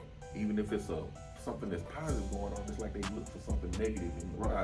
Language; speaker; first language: English; native; English